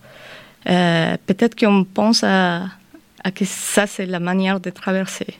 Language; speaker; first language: French; non-native, fluent; Spanish